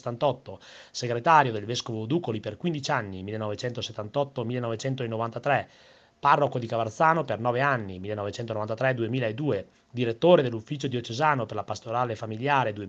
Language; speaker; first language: Italian; native; Italian